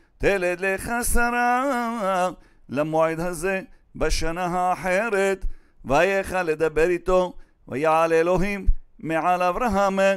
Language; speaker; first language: Hebrew; native; Hebrew